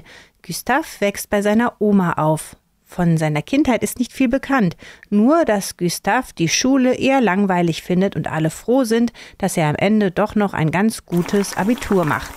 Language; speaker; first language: German; native; German